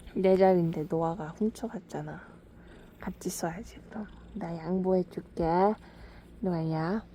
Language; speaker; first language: Korean; early bilingual, heritage; English